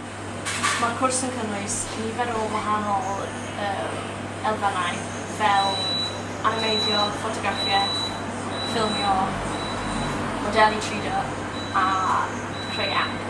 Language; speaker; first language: Welsh; non-native, local second language; English